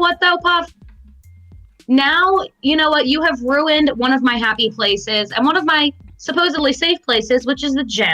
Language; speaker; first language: English; native; English